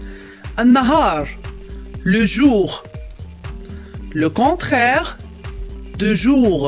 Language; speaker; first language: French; non-native, local second language; Arabic